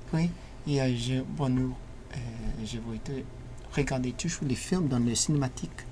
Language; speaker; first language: French; non-native, learner; English